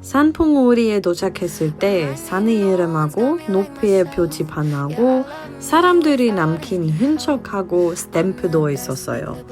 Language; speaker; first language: Korean; non-native, learner; German